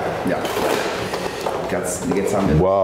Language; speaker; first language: German; non-native, fluent; Italian